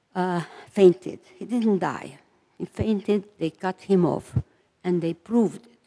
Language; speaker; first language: English; non-native, fluent; Hungarian